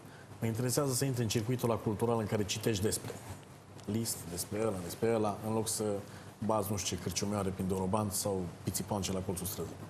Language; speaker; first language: Romanian; native; Romanian